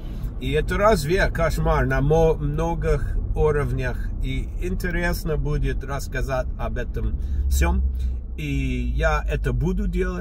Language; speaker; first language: Russian; non-native, fluent; English